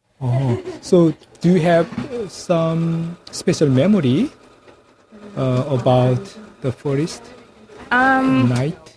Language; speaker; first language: English; non-native, learner; Korean